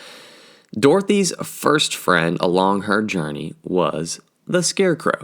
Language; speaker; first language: English; native; English